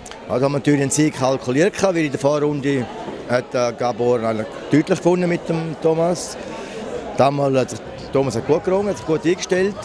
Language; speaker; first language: German; native; German